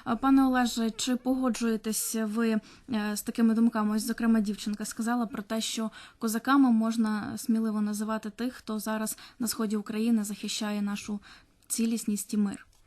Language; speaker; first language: Ukrainian; native; Ukrainian